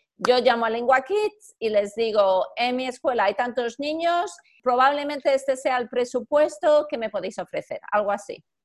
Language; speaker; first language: Spanish; native; Spanish